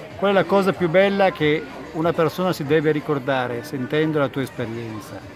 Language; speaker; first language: Italian; native; Italian